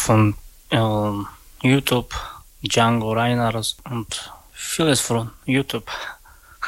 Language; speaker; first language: German; non-native, learner; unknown